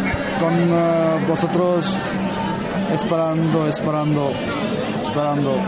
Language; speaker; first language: Spanish; non-native, learner; Bangla